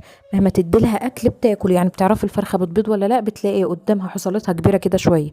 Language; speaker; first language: Arabic; native; Arabic